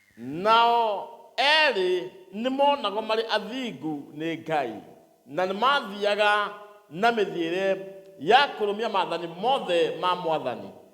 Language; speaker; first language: Swahili; non-native, local second language; Kikuyu